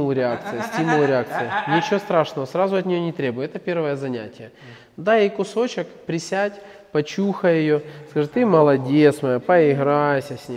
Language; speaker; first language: Russian; native; Russian